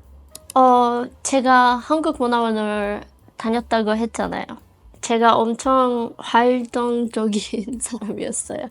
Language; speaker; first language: Korean; non-native, fluent; Azerbaijani